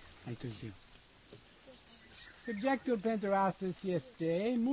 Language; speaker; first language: Romanian; non-native, learner; English